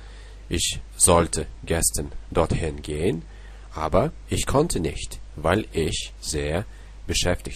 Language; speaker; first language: German; non-native, fluent; Russian